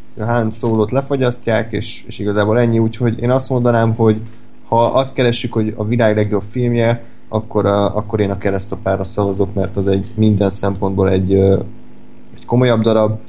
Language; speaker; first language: Hungarian; native; Hungarian